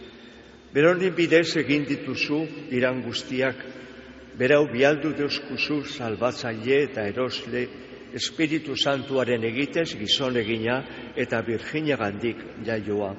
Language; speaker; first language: Basque; native; Basque